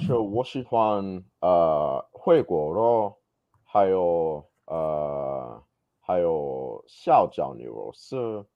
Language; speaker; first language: Chinese; non-native, learner; English